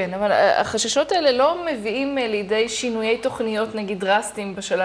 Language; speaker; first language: Hebrew; native; Hebrew